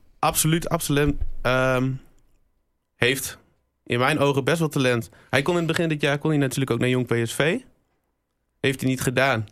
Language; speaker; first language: Dutch; native; Dutch